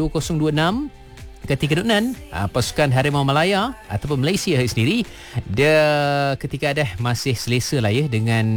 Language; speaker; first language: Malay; non-native, local second language; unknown